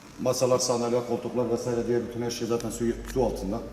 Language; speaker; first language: Turkish; native; Turkish